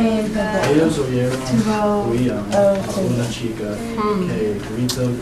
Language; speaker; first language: Spanish; non-native, learner; English